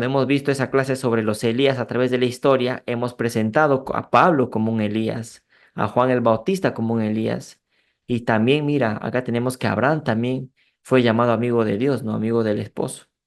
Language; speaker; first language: Spanish; native; Spanish